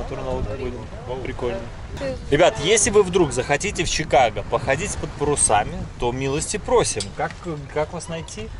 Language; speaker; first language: Russian; native; Russian